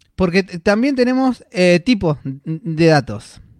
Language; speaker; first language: Spanish; native; Spanish